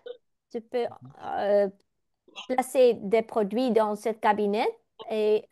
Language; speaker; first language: French; non-native, learner; Dutch